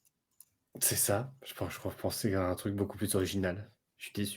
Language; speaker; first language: French; native; French